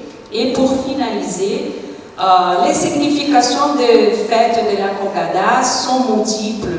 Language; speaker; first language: French; non-native, fluent; Portuguese